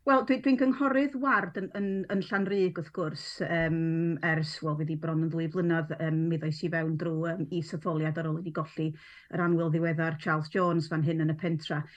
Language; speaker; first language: Welsh; non-native, local second language; English